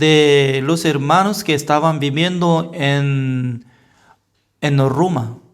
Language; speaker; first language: Spanish; non-native, fluent; Korean